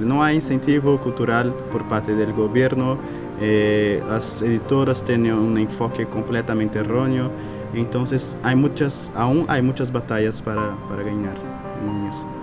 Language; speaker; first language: Spanish; non-native, fluent; Portuguese